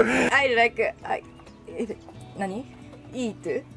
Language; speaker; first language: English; non-native, learner; Japanese